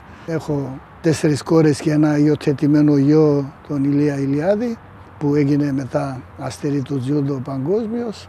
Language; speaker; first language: Greek; early bilingual, heritage; Greek